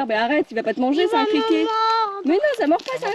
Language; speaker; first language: French; native; French